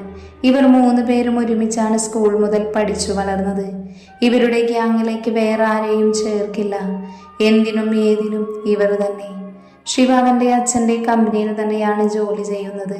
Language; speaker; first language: Malayalam; native; Malayalam